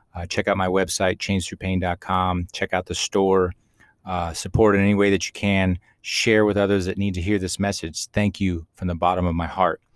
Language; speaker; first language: English; native; English